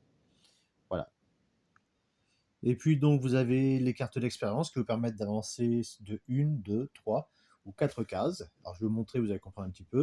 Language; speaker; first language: French; native; French